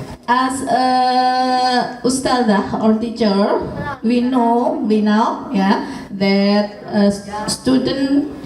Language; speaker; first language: English; non-native, learner; Indonesian